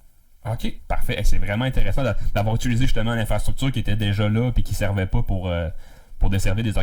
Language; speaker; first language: French; native; French